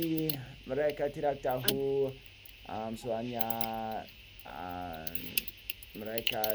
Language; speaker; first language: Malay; non-native, learner; English